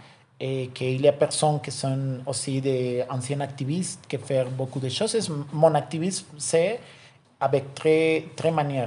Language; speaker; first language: French; non-native, learner; Spanish